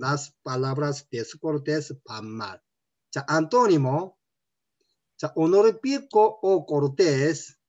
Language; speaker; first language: Spanish; non-native, learner; Korean